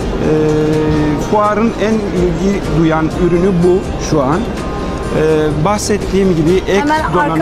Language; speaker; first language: Turkish; early bilingual, heritage; Turkish